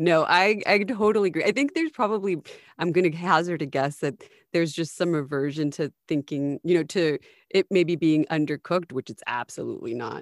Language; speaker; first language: English; native; English